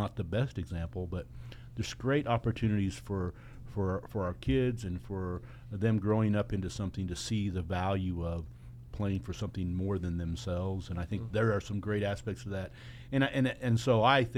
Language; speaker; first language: English; native; English